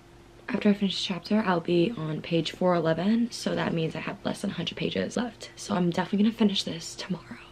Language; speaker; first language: English; native; English